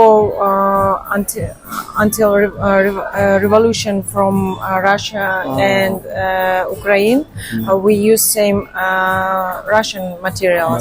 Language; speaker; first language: English; non-native, learner; Russian